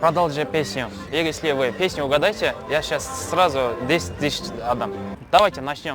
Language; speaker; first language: Russian; non-native, local second language; Kazakh